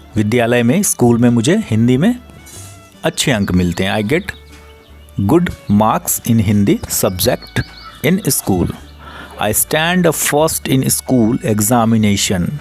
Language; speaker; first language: Hindi; native; Hindi